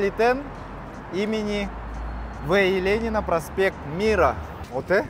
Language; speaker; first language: Korean; non-native, learner; Russian